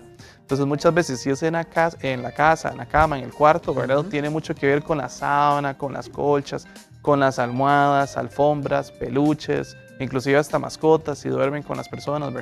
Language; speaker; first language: Spanish; native; Spanish